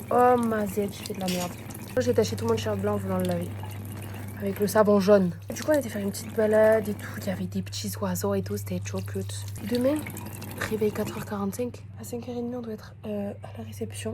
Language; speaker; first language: French; native; French